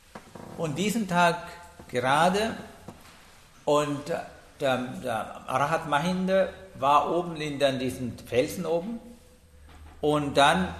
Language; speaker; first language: German; non-native, learner; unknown